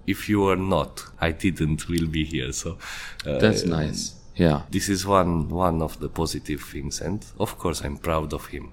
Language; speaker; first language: English; non-native, fluent; Hungarian